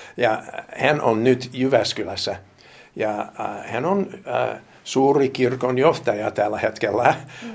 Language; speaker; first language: Finnish; non-native, fluent; English